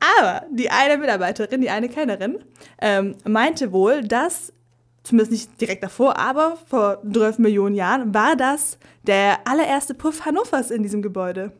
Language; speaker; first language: German; early bilingual, other home language; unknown